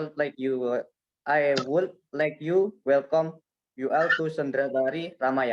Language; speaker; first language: English; non-native, learner; Indonesian